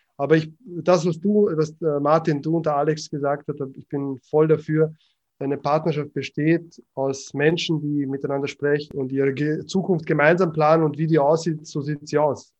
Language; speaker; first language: German; early bilingual, other home language; Croatian